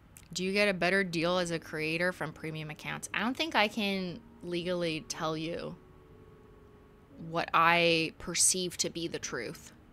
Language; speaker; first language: English; native; English